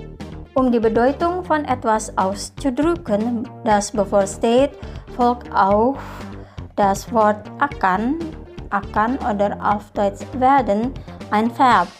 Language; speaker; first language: German; non-native, fluent; Indonesian